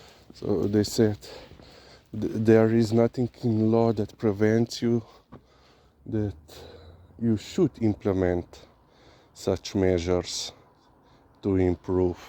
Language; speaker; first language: English; non-native, fluent; Slovenian